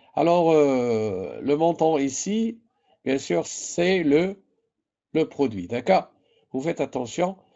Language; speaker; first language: French; non-native, local second language; Arabic